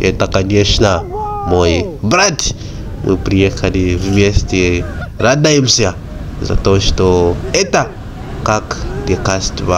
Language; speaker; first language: Russian; non-native, fluent; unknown